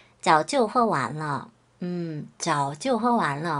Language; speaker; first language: Chinese; non-native, fluent; Korean